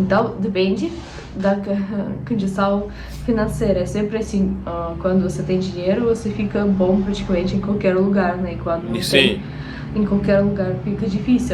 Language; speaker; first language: Portuguese; non-native, fluent; Russian